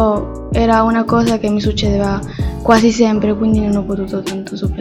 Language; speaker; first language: Italian; early bilingual, other home language; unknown